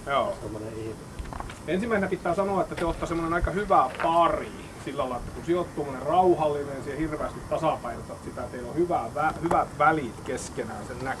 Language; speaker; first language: Finnish; native; Finnish